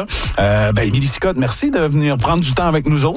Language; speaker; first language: French; native; French